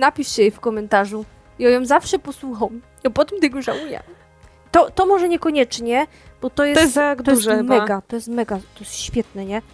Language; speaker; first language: Polish; native; Polish